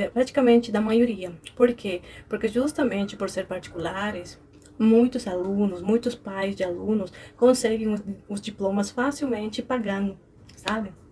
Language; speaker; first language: Portuguese; non-native, fluent; Spanish